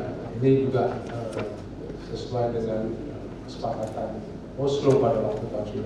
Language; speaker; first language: Indonesian; native; Indonesian